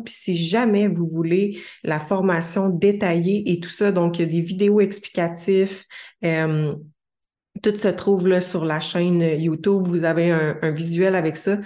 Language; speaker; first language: French; native; French